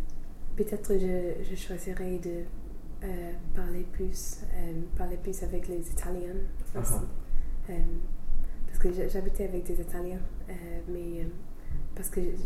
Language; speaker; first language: French; non-native, fluent; English